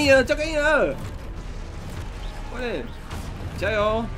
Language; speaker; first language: Chinese; native; Chinese